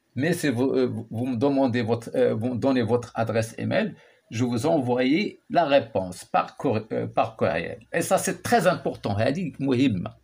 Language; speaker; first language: French; non-native, local second language; Arabic